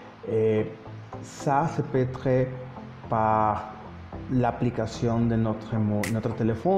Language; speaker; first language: French; non-native, learner; Spanish